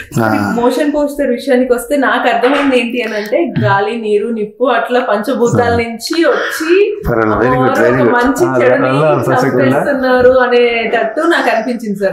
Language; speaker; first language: Telugu; native; Telugu